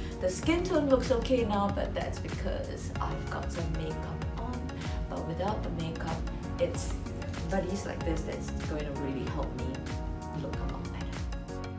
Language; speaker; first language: English; native; English